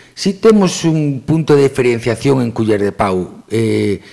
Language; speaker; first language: Galician; native; Galician